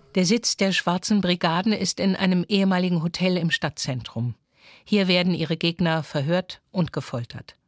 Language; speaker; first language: German; native; German